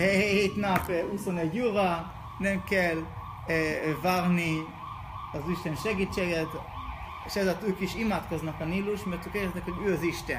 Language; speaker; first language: Hungarian; non-native, learner; Hebrew